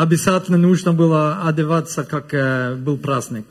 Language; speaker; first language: Russian; non-native, learner; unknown